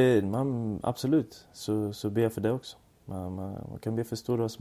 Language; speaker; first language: Swedish; early bilingual, other home language; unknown